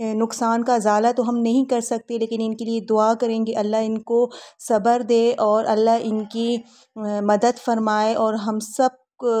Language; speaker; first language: Urdu; native; Urdu